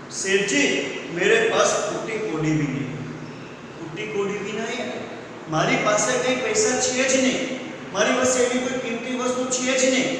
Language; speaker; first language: Hindi; non-native, local second language; Gujarati